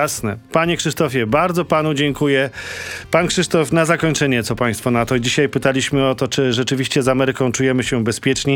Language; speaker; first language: Polish; native; Polish